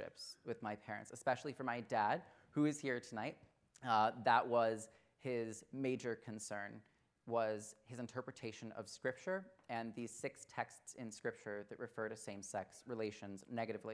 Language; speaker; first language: English; native; English